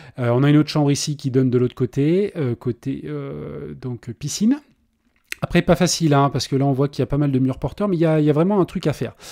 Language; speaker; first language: French; native; French